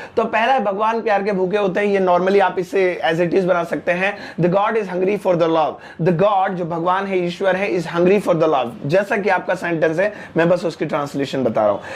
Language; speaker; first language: Hindi; native; Hindi